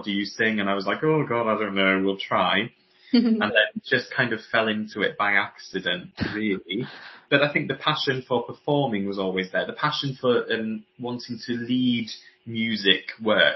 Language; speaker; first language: English; native; English